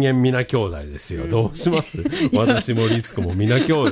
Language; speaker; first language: Japanese; native; Japanese